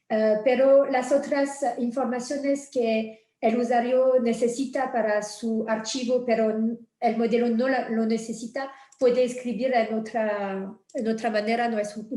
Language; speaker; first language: Spanish; non-native, fluent; French